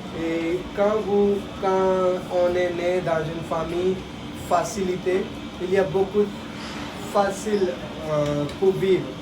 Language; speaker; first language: French; non-native, learner; Hindi